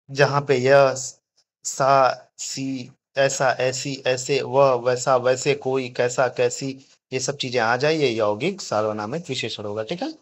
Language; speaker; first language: Hindi; native; Hindi